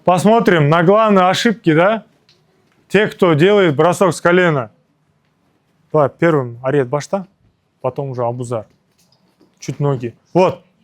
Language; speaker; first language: Russian; non-native, local second language; Kyrgyz